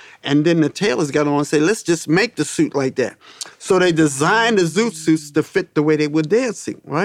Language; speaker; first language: English; native; English